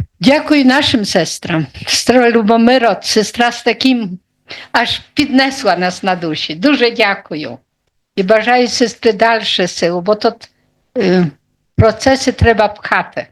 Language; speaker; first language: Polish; non-native, local second language; Ukrainian